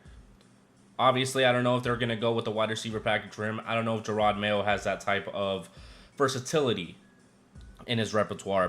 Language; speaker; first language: English; native; English